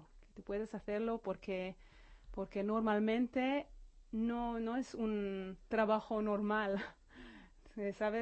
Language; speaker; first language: Spanish; non-native, fluent; Hebrew